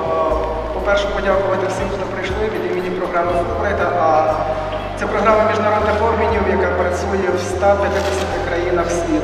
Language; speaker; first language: Ukrainian; native; Ukrainian